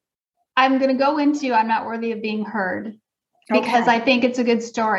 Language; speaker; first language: English; native; English